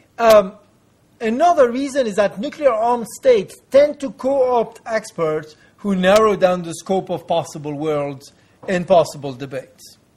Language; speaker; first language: English; non-native, fluent; French